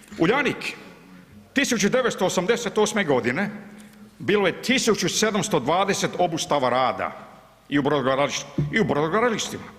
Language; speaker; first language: Bosnian; early bilingual, heritage; Croatian